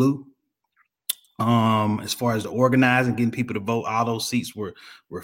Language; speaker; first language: English; native; English